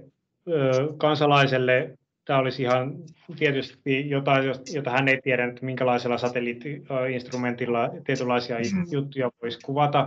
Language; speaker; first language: Finnish; native; Finnish